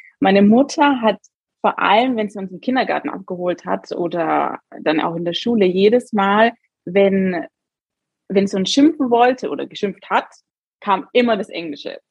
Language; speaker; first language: German; native; German